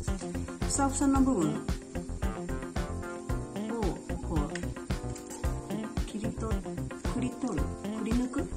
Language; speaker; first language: Japanese; native; Japanese